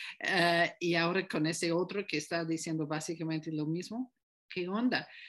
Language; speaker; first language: Spanish; non-native, fluent; English